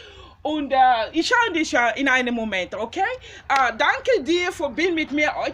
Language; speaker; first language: German; non-native, learner; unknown